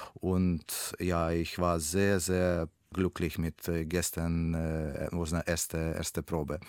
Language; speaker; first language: German; non-native, learner; Russian